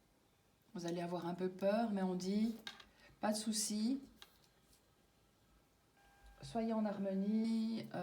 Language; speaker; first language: French; native; French